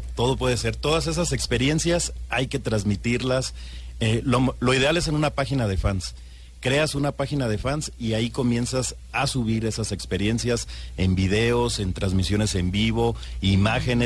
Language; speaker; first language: Spanish; native; Spanish